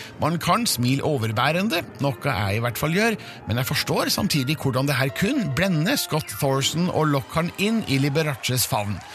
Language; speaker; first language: Norwegian; native; Norwegian